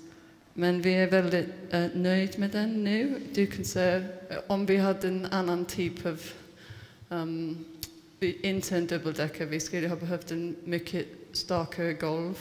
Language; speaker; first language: Swedish; non-native, fluent; English